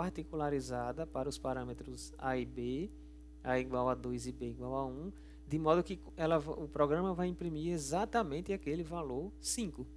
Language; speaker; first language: Portuguese; native; Portuguese